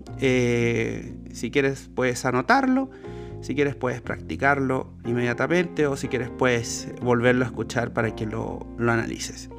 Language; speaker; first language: Spanish; native; Spanish